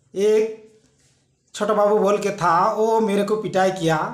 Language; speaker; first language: Hindi; non-native, local second language; Santali